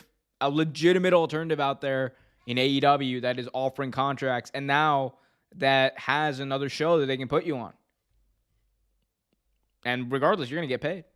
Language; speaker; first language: English; native; English